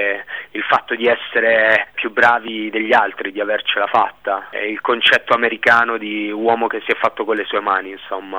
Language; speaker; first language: Italian; native; Italian